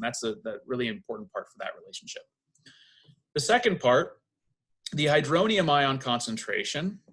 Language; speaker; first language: English; native; English